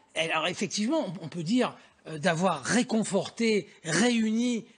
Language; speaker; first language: French; native; French